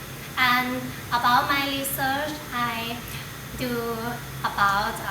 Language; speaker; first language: English; non-native, learner; Thai